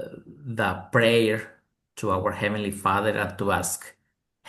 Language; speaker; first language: English; non-native, learner; Spanish